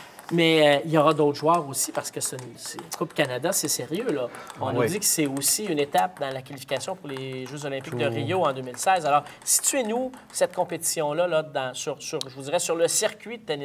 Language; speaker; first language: French; native; French